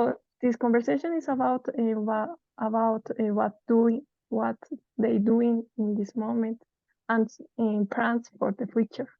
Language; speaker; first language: English; non-native, learner; Spanish